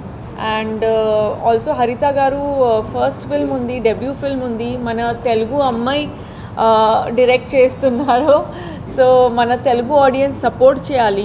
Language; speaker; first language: Telugu; non-native, fluent; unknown